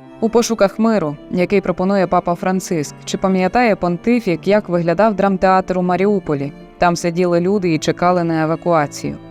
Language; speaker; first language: Ukrainian; native; Ukrainian